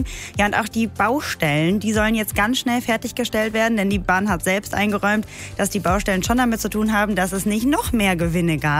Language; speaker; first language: German; native; German